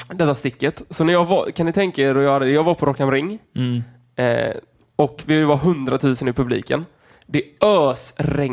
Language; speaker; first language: Swedish; native; Swedish